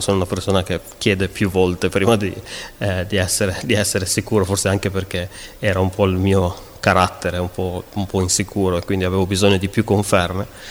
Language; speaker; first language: Italian; native; Italian